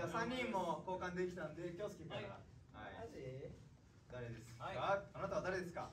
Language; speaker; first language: Japanese; native; Japanese